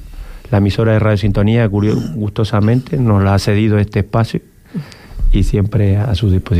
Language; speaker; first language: Spanish; native; Spanish